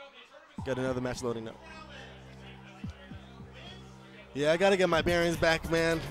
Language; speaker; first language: English; native; English